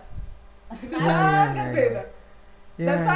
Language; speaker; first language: Indonesian; non-native, learner; Arabic